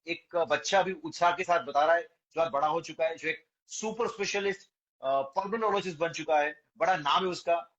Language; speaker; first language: Hindi; native; Hindi